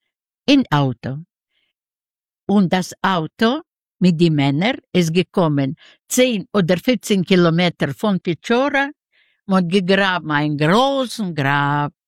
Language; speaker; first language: German; non-native, learner; Yiddish